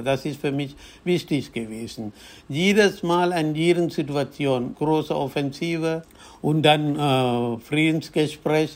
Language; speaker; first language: German; non-native, fluent; Tamil